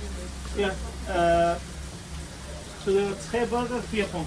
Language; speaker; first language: Danish; non-native, fluent; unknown